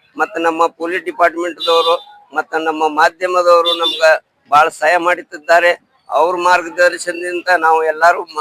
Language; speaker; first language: Kannada; non-native, local second language; Urdu